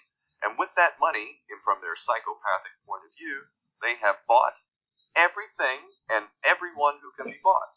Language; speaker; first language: English; native; English